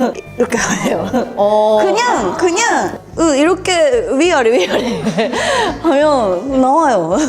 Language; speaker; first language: Korean; non-native, learner; Japanese